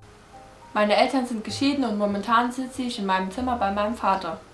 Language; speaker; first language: German; native; German